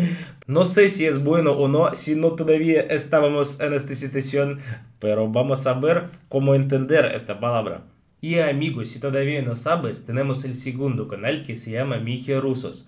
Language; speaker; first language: Spanish; non-native, fluent; Russian